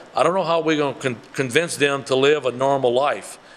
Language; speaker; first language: English; early bilingual, other home language; French